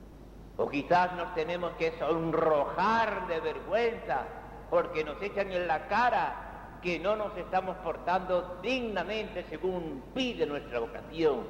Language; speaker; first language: Spanish; native; Spanish